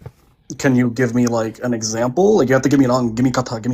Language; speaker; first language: English; early bilingual, heritage; Punjabi